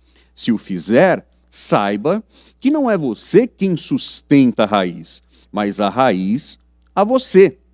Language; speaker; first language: Portuguese; native; Portuguese